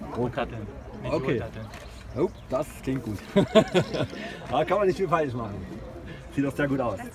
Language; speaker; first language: German; native; German